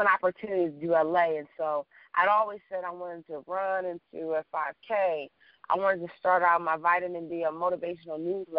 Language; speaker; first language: English; native; English